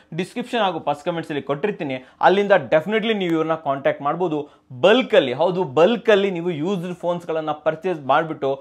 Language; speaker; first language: Kannada; native; Kannada